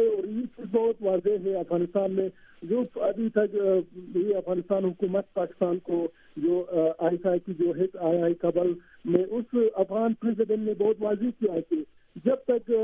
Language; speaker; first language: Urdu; non-native, learner; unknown